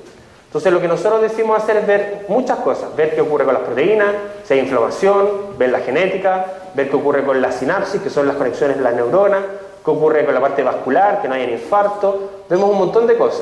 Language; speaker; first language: Spanish; native; Spanish